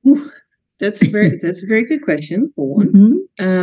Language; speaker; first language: English; non-native, fluent; Dutch